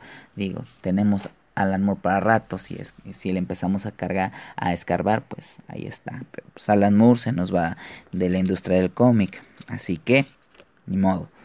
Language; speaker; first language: Spanish; native; Spanish